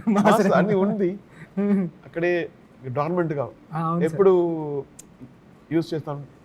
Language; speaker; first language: Telugu; non-native, local second language; Tamil